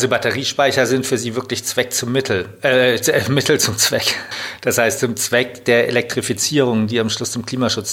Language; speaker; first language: German; native; German